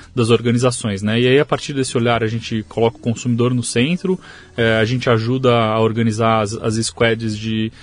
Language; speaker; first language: Portuguese; native; Portuguese